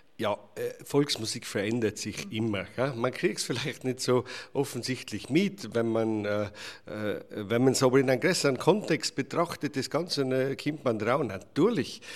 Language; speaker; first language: German; native; German